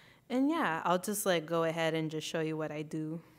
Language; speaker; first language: English; early bilingual, other home language; Spanish